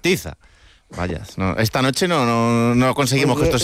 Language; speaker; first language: Spanish; native; Spanish